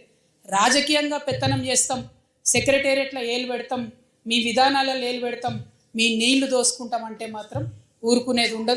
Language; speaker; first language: Telugu; native; Telugu